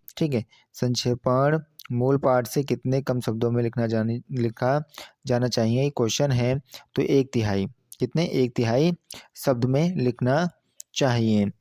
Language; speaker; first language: Hindi; native; Hindi